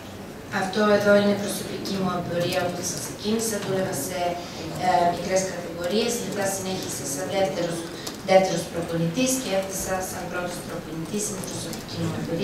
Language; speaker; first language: Greek; non-native, fluent; Serbian